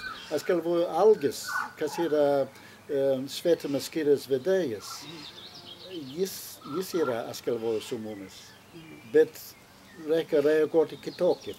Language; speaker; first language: Lithuanian; non-native, learner; English